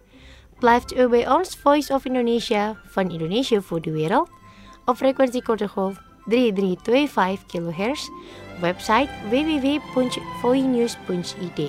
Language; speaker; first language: Dutch; non-native, fluent; Indonesian